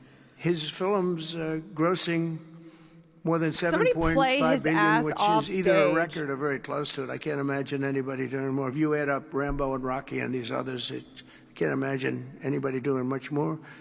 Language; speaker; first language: English; native; English